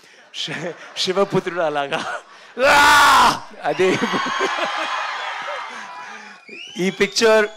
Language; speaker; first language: Telugu; non-native, learner; Tamil